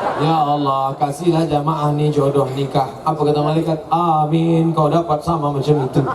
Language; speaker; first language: Indonesian; native; Indonesian